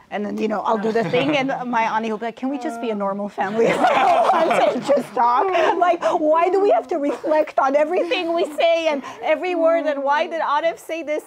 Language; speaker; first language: English; early bilingual, other home language; Armenian